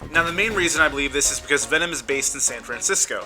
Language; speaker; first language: English; native; English